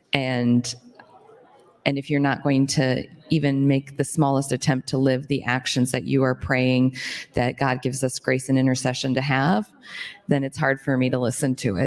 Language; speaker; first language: English; native; English